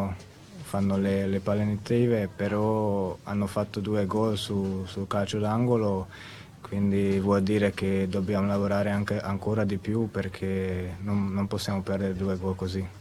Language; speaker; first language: Italian; non-native, fluent; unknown